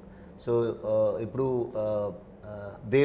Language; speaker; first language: Telugu; non-native, learner; Kannada